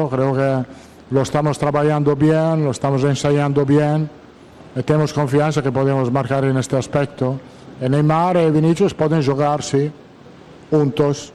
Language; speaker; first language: Portuguese; non-native, fluent; Italian